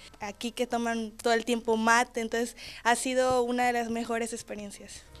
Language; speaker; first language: Spanish; native; Spanish